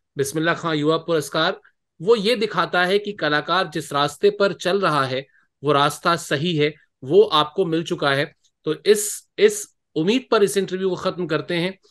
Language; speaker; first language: Hindi; native; Hindi